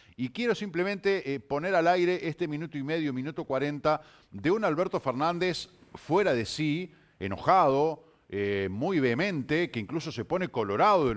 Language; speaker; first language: Spanish; native; Spanish